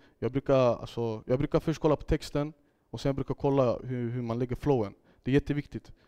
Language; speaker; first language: Swedish; early bilingual, other home language; Kurdish